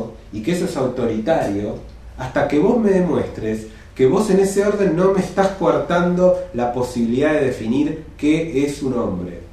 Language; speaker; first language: Spanish; native; Spanish